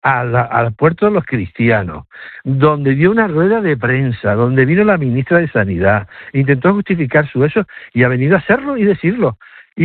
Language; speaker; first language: Spanish; native; Spanish